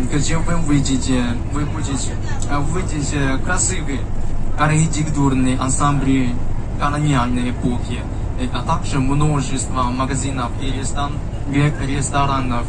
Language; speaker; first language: Russian; non-native, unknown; Chinese